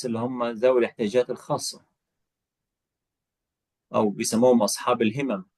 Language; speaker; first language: Arabic; native; Arabic